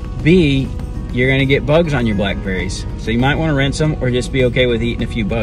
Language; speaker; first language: English; native; English